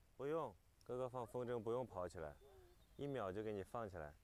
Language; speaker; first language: Chinese; native; Chinese